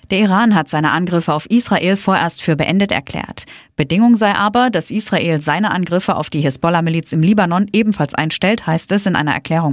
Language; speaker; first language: German; native; German